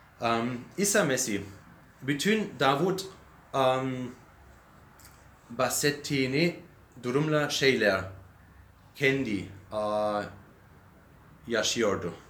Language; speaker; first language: Turkish; non-native, learner; German